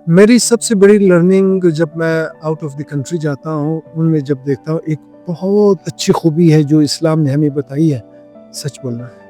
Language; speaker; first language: Urdu; non-native, local second language; Hazaragi